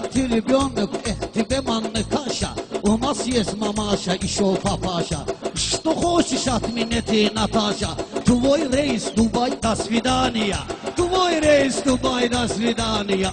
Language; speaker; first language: Russian; non-native, learner; Talysh